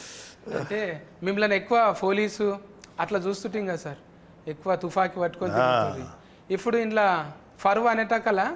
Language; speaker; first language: Telugu; native; Telugu